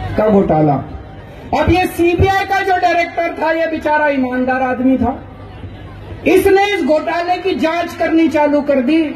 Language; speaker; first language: Hindi; native; Hindi